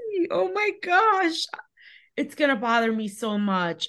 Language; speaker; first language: English; early bilingual, other home language; Spanish